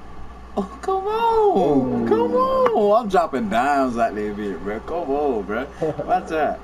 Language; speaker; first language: English; native; English